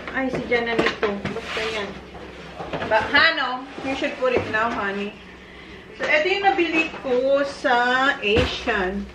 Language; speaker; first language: Filipino; non-native, local second language; Bikol